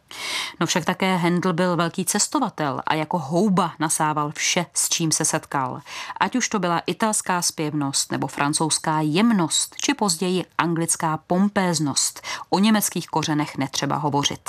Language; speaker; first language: Czech; native; Czech